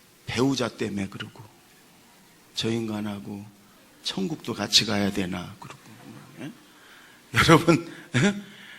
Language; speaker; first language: Korean; native; Korean